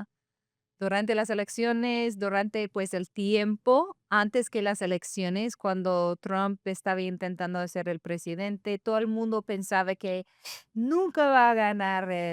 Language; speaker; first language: Spanish; non-native, fluent; English